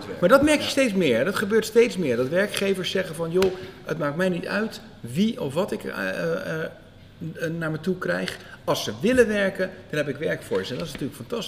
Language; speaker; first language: Dutch; native; Dutch